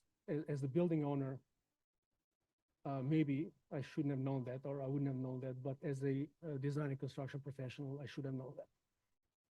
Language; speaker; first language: English; non-native, fluent; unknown